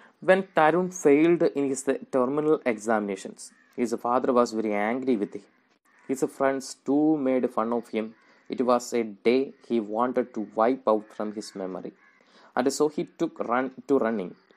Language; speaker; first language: English; non-native, local second language; Malayalam